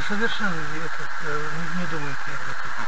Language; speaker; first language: Russian; native; Russian